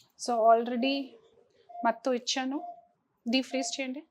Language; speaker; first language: Telugu; non-native, local second language; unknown